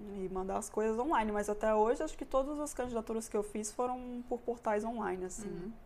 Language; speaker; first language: Portuguese; native; Portuguese